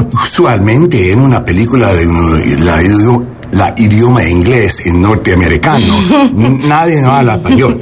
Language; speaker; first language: Spanish; non-native, learner; English